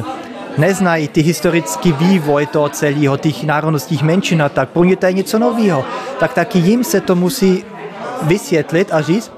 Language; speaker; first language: Czech; early bilingual, heritage; Czech